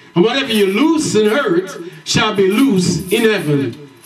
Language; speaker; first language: English; native; English